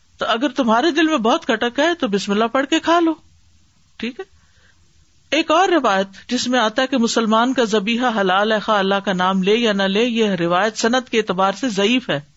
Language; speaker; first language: Urdu; native; Urdu